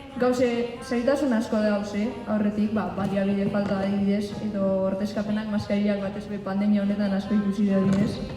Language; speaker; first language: Basque; native; Basque